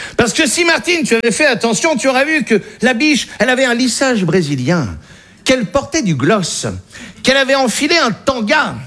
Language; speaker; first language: French; native; French